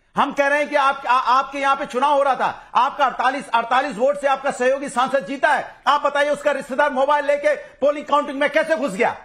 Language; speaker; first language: Hindi; native; Hindi